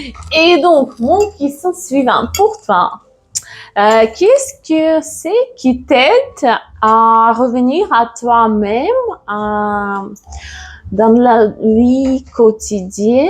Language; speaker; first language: French; non-native, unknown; Russian